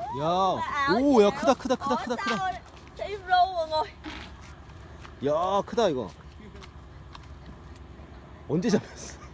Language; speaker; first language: Korean; native; Korean